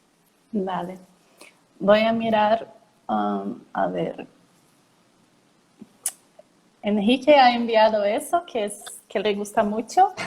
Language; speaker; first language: Spanish; non-native, learner; Portuguese